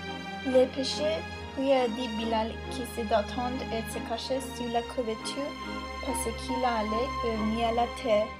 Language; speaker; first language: French; non-native, learner; English